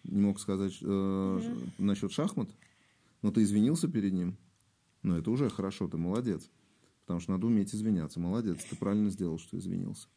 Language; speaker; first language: Russian; native; Russian